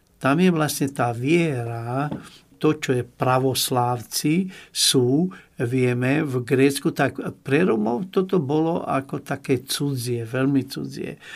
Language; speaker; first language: Slovak; non-native, local second language; Hungarian